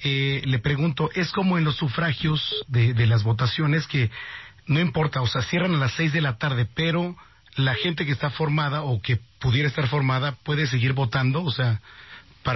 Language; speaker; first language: Spanish; native; Spanish